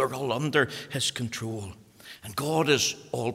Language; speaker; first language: English; native; English